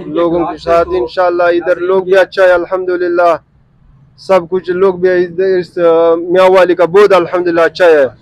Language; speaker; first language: Hindi; non-native, local second language; Pashto